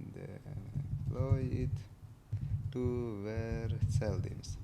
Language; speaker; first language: English; non-native, learner; Uzbek